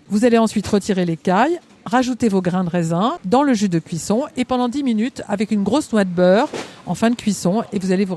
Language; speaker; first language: French; native; French